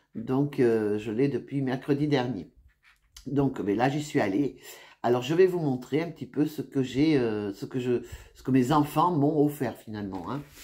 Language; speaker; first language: French; native; French